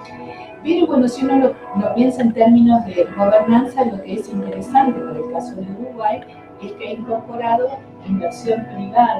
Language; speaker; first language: Spanish; native; Spanish